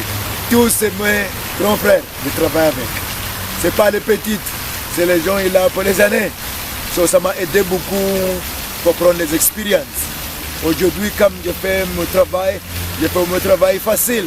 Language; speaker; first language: French; non-native, learner; English